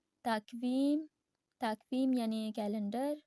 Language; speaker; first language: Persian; non-native, fluent; Urdu